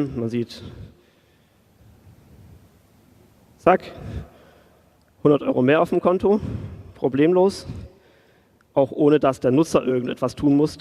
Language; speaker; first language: German; native; German